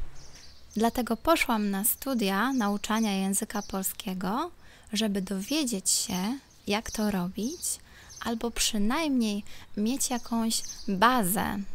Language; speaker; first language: Polish; non-native, local second language; Ukrainian